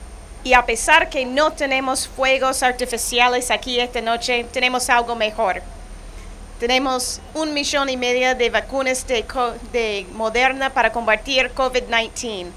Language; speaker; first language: Spanish; non-native, fluent; English